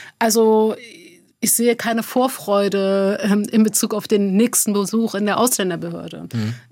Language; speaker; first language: German; early bilingual, other home language; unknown